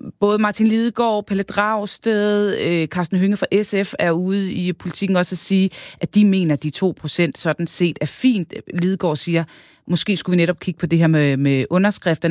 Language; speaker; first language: Danish; native; Danish